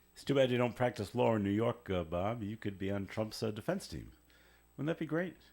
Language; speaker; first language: English; native; English